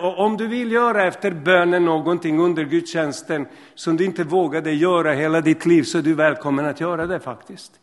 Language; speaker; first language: Swedish; non-native, fluent; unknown